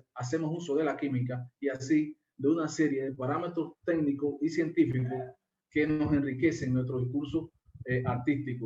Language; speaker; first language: Spanish; native; Spanish